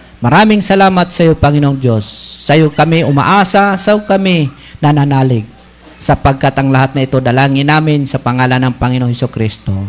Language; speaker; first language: Filipino; non-native, local second language; Bikol